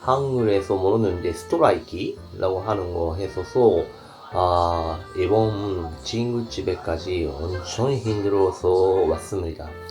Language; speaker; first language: Korean; non-native, learner; Japanese